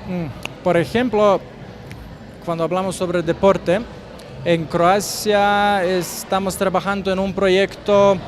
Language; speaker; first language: Spanish; non-native, learner; Croatian